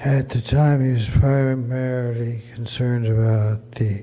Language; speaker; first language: English; native; English